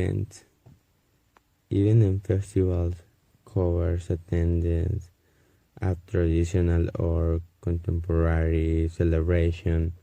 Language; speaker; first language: English; non-native, learner; Spanish